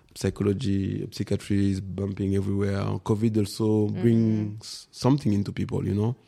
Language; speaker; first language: English; non-native, fluent; French